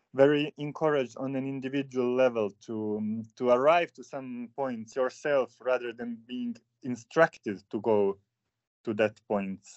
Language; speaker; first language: English; non-native, fluent; Serbian